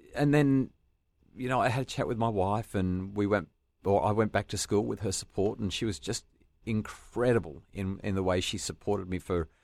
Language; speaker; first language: English; native; English